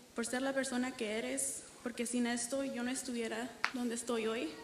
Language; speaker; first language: Spanish; early bilingual, other home language; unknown